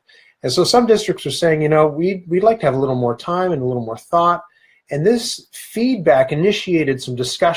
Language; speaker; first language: English; native; English